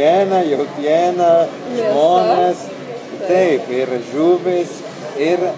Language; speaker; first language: Lithuanian; non-native, learner; Italian